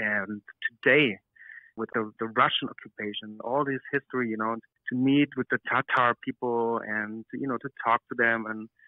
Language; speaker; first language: English; non-native, fluent; German